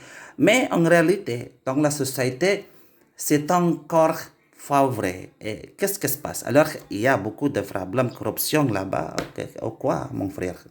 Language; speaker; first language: French; non-native, learner; Indonesian